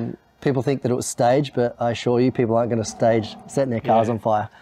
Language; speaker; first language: English; native; English